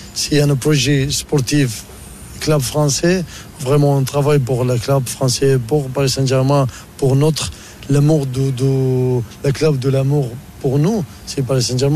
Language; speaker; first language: French; non-native, learner; Arabic